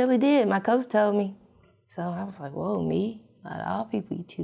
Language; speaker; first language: English; native; English